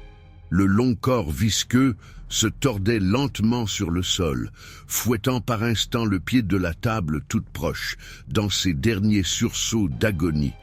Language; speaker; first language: French; native; French